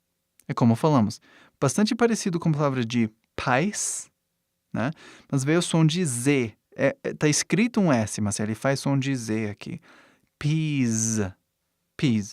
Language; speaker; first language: Portuguese; non-native, fluent; English